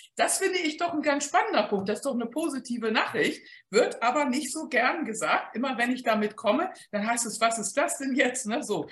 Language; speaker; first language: German; native; German